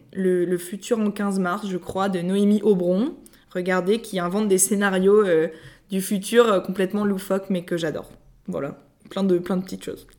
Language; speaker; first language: French; native; French